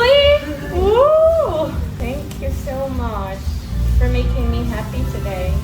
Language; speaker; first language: English; non-native, fluent; Arabic